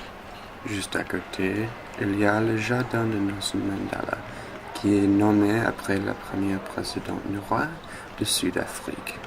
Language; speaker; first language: French; non-native, learner; English